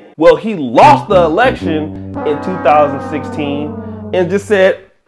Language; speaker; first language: English; native; English